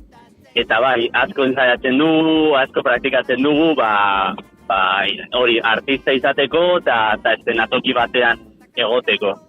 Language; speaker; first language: Basque; non-native, local second language; Spanish